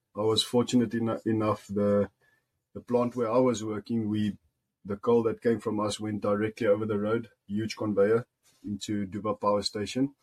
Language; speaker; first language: English; non-native, local second language; Afrikaans